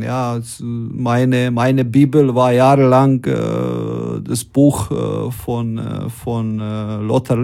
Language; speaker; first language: German; non-native, fluent; Croatian